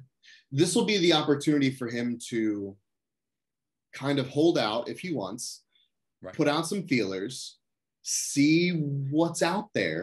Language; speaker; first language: English; native; English